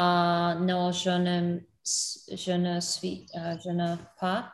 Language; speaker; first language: French; non-native, learner; English